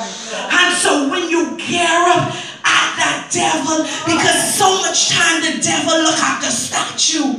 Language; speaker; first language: English; native; English